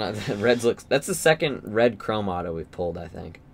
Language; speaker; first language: English; native; English